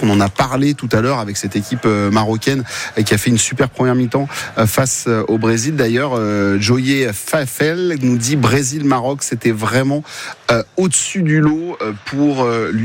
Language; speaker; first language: French; native; French